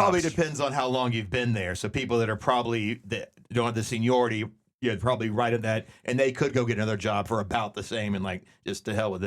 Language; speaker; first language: English; native; English